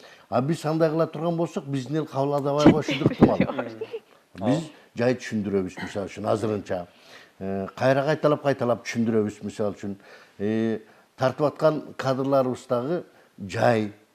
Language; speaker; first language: Kyrgyz; native; Kyrgyz